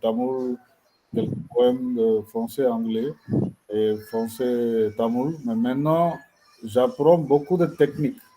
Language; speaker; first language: French; non-native, learner; Tamil